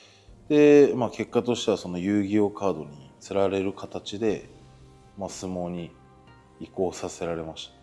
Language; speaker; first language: Japanese; native; Japanese